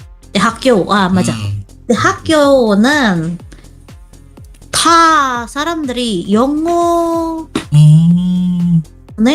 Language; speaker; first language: Korean; non-native, learner; Indonesian